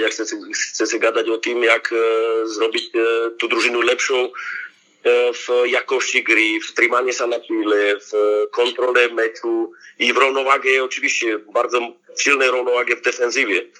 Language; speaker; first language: Polish; non-native, learner; Slovak